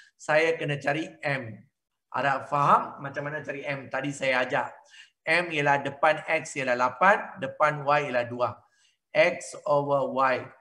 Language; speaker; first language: Malay; native; Malay